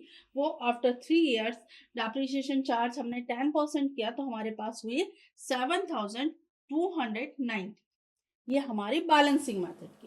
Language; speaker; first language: Hindi; native; Hindi